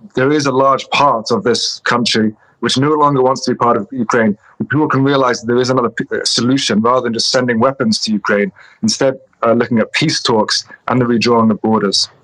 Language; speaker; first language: English; native; English